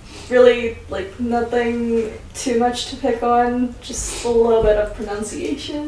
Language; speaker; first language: English; early bilingual, other home language; Korean